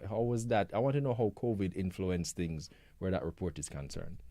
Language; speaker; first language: English; native; English